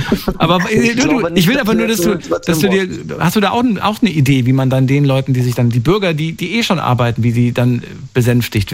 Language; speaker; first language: German; native; German